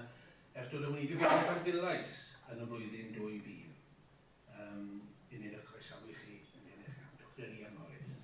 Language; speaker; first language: Welsh; native; Welsh